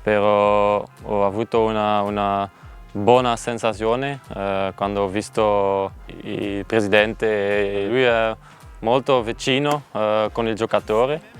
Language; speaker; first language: Italian; non-native, learner; Dutch